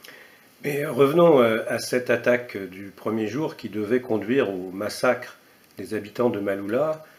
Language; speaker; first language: French; native; French